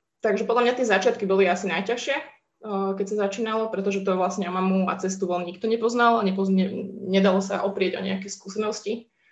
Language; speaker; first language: Slovak; native; Slovak